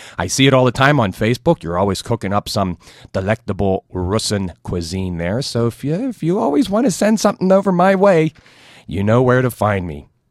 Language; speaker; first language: English; native; English